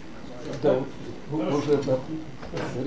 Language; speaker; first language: Russian; native; Russian